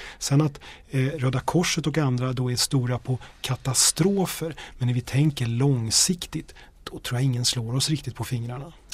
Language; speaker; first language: Swedish; native; Swedish